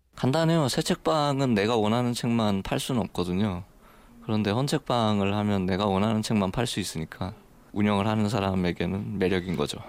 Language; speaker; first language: Korean; native; Korean